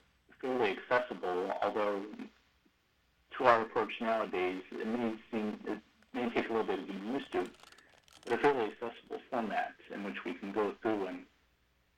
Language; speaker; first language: English; native; English